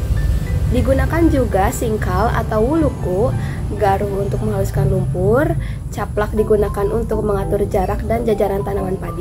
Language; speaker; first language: Indonesian; native; Indonesian